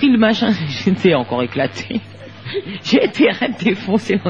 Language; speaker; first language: French; native; French